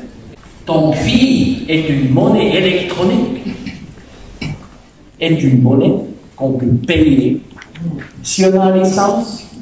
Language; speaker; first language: French; non-native, fluent; German